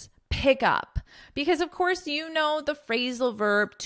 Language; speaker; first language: English; native; English